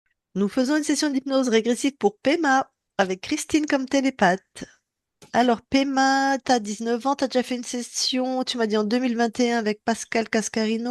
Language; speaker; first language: French; native; French